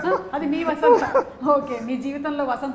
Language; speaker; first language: Telugu; native; Telugu